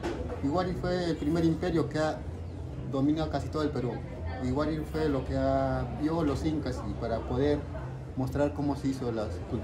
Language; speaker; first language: Spanish; native; Spanish